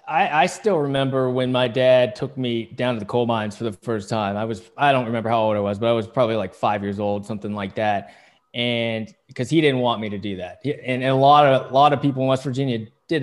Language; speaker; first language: English; native; English